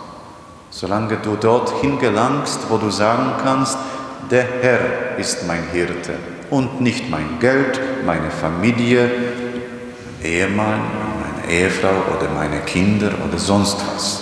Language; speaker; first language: German; non-native, fluent; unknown